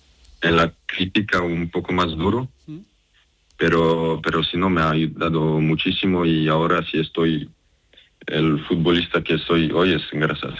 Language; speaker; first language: Spanish; non-native, learner; Serbian